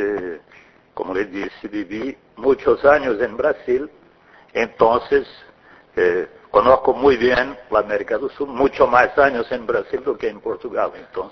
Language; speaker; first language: Portuguese; non-native, fluent; Spanish